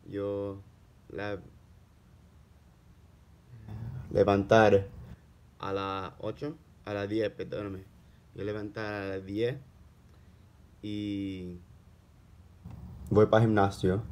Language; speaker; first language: Spanish; non-native, learner; English